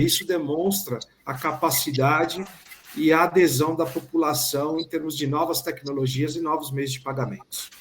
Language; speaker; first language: Portuguese; native; Portuguese